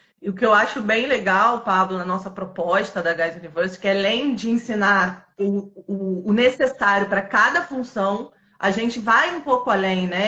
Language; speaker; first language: Portuguese; native; Portuguese